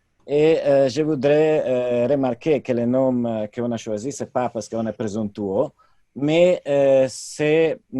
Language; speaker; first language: French; non-native, fluent; Italian